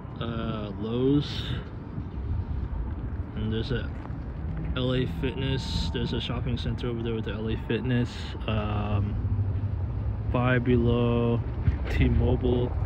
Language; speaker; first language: English; native; English